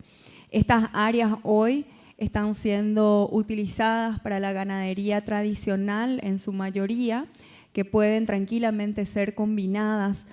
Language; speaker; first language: Spanish; native; Spanish